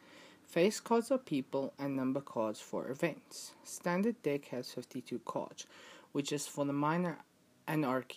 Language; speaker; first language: English; non-native, fluent; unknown